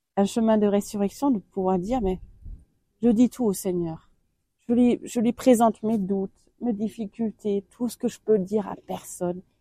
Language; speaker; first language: French; non-native, fluent; German